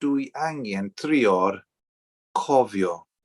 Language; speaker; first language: Welsh; non-native, learner; English